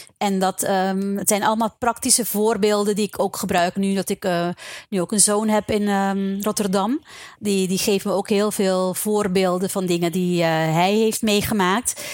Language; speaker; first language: Dutch; non-native, local second language; Papiamento